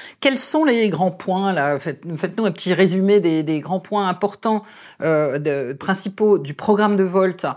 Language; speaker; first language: French; native; French